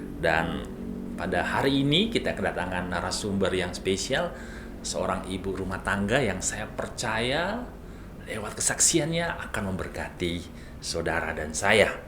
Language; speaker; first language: Indonesian; native; Indonesian